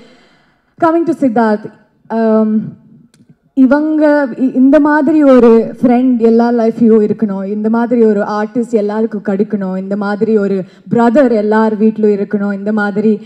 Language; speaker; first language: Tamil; non-native, learner; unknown